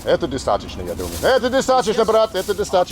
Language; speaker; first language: Russian; non-native, learner; English